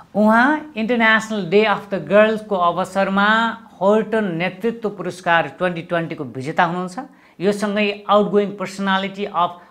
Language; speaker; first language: Nepali; native; Nepali